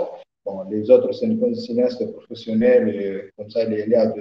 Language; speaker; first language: French; non-native, learner; Arabic